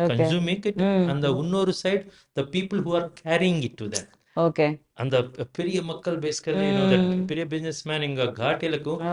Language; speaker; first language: Tamil; non-native, learner; Telugu